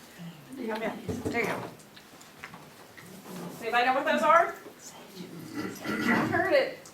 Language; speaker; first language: English; native; English